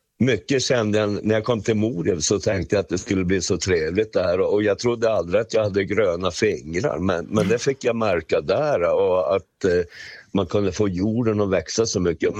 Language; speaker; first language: Swedish; native; Swedish